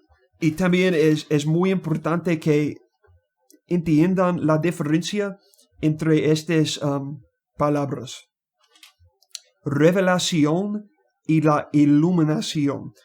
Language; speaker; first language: Spanish; non-native, learner; English